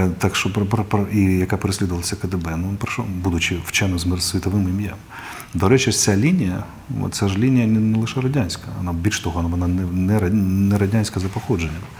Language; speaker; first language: Ukrainian; non-native, local second language; Russian